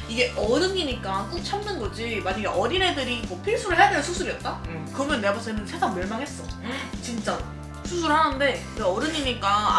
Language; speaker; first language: Korean; native; Korean